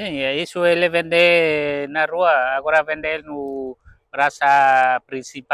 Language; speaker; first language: Portuguese; non-native, local second language; Vietnamese